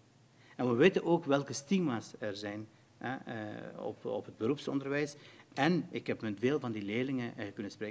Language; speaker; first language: Dutch; non-native, fluent; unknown